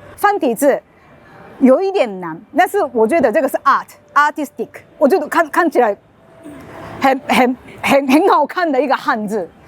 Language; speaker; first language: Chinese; non-native, fluent; Japanese